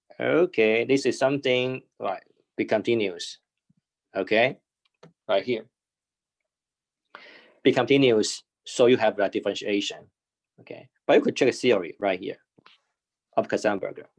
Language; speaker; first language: English; non-native, fluent; Chinese